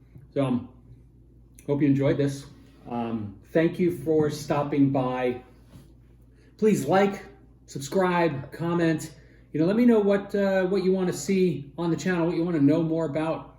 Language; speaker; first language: English; native; English